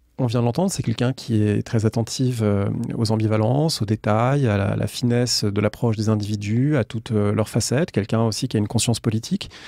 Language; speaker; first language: French; native; French